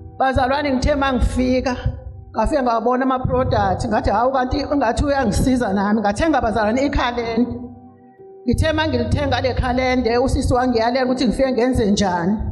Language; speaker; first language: Zulu; native; Zulu